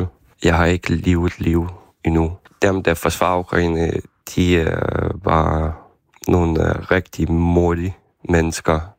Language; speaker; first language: Danish; non-native, fluent; Ukrainian